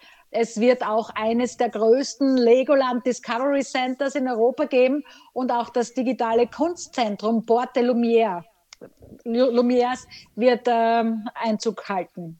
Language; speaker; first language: German; native; German